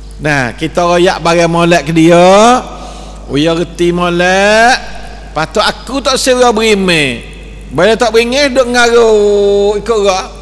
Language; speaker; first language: Malay; native; Malay